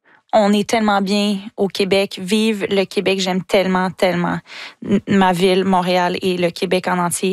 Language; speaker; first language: French; native; French